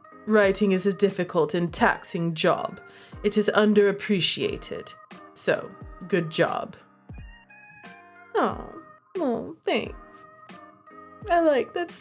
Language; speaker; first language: English; native; English